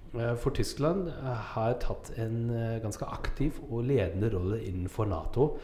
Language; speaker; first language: Norwegian; non-native, fluent; German